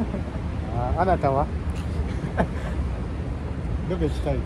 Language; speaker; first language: Japanese; non-native, learner; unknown